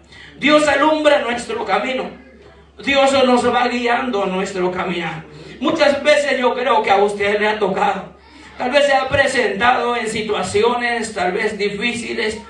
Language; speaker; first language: Spanish; native; Spanish